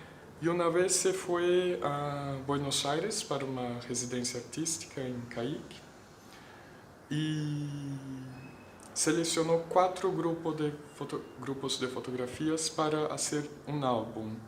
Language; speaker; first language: Spanish; non-native, fluent; Portuguese